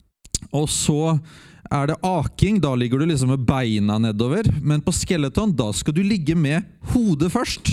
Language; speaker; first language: Norwegian; native; Norwegian